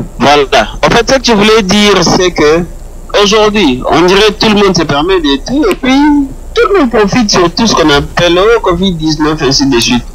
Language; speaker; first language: French; non-native, local second language; Luba-Lulua